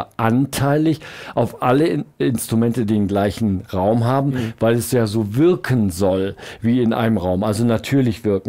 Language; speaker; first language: German; native; German